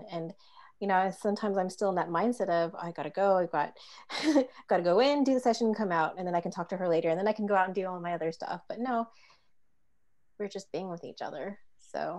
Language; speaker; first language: English; native; English